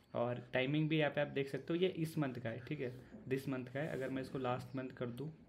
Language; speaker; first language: Hindi; non-native, local second language; Marathi